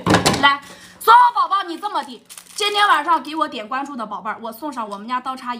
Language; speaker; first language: Chinese; native; Chinese